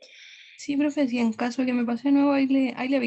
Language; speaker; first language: Spanish; native; Spanish